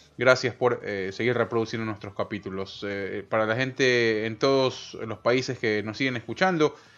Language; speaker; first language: Spanish; native; Spanish